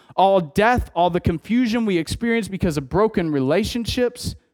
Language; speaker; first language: English; native; English